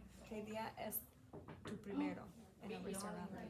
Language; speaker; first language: Spanish; non-native, fluent; English